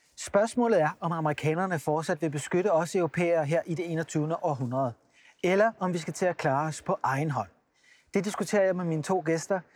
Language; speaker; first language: Danish; native; Danish